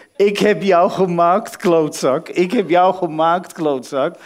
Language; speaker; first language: Dutch; early bilingual, other home language; Arabic